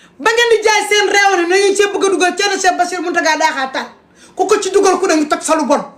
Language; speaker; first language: Wolof; non-native, local second language; Fula